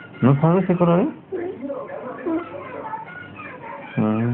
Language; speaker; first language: Spanish; native; Spanish